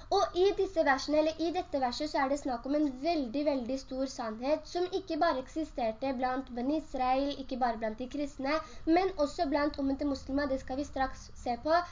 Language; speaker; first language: Norwegian; early bilingual, other home language; Urdu